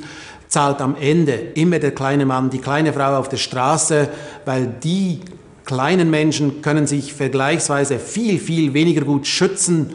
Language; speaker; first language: German; native; German